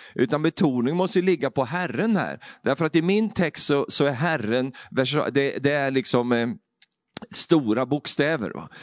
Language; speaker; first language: Swedish; native; Swedish